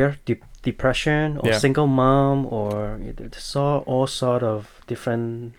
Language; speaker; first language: English; non-native, local second language; Chinese